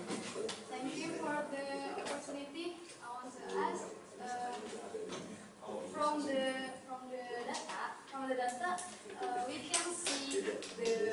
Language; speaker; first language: English; non-native, learner; Indonesian